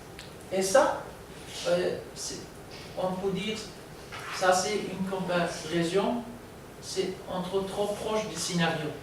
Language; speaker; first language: French; non-native, learner; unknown